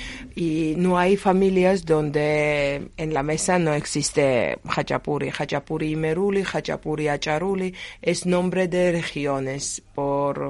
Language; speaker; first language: Spanish; non-native, learner; Georgian